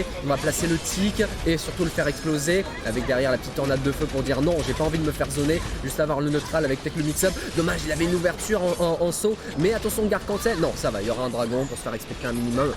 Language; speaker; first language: French; native; French